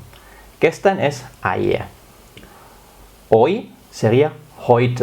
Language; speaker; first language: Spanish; non-native, fluent; German